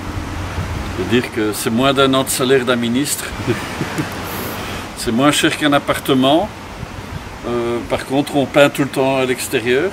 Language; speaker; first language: French; native; French